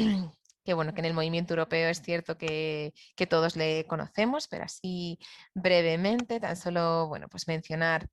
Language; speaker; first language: Spanish; native; Spanish